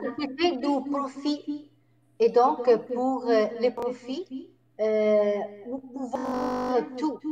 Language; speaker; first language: French; non-native, fluent; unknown